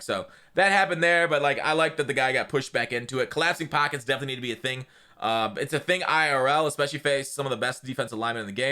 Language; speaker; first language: English; native; English